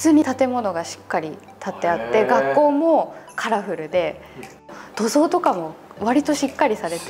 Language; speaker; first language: Japanese; native; Japanese